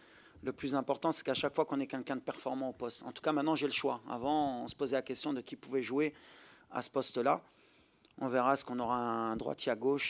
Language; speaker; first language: French; native; French